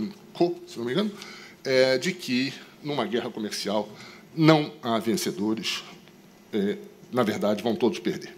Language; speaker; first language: Portuguese; native; Portuguese